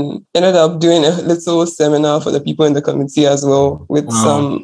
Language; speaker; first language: English; non-native, local second language; Akan